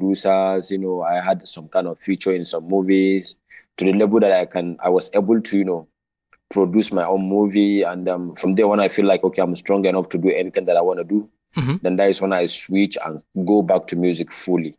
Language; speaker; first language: English; non-native, local second language; Hausa